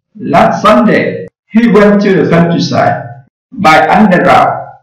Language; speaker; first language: English; non-native, learner; Vietnamese